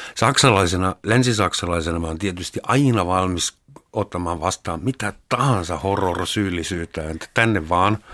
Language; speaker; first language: Finnish; non-native, fluent; German